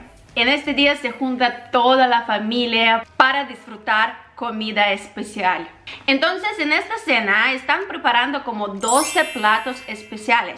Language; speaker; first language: Spanish; non-native, fluent; Ukrainian